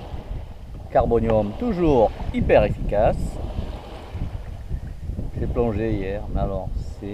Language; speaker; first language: French; native; French